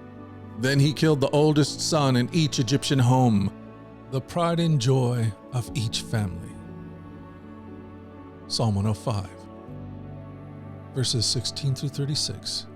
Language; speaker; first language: English; native; English